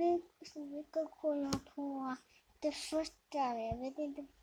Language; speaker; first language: Swedish; early bilingual, other home language; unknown